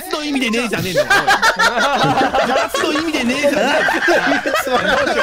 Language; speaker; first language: Japanese; native; Japanese